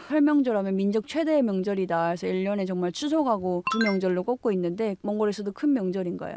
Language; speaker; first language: Korean; native; Korean